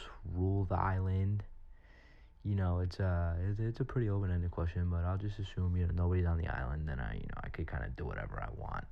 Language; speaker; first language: English; native; English